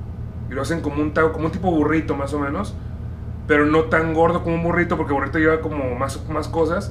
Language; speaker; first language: Spanish; native; Spanish